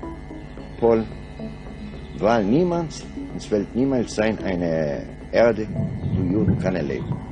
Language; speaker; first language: German; non-native, local second language; Yiddish